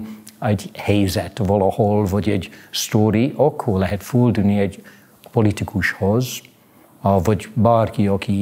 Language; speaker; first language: Hungarian; non-native, fluent; English